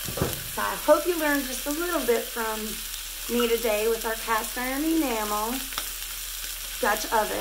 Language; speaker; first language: English; native; English